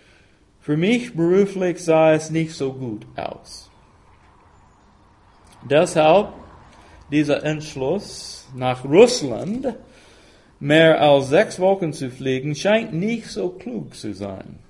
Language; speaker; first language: German; non-native, fluent; English